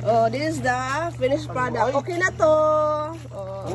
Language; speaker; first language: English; non-native, local second language; Cebuano